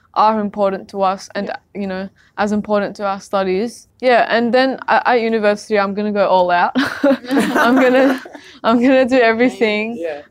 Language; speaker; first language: English; early bilingual, other home language; Arabic